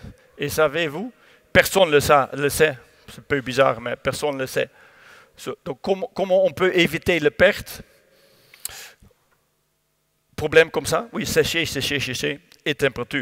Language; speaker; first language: French; non-native, learner; Dutch